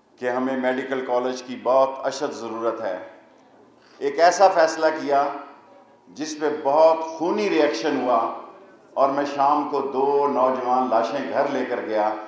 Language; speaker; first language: Urdu; non-native, local second language; Punjabi